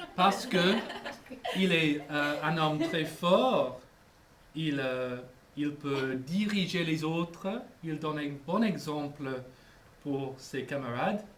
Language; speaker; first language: French; non-native, fluent; English